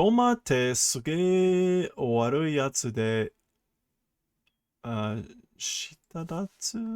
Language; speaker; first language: Japanese; non-native, learner; English